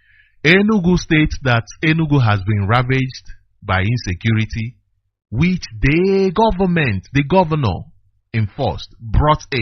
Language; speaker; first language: English; non-native, local second language; Igbo